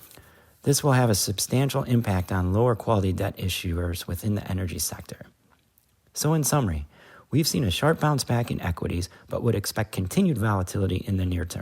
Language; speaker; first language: English; native; English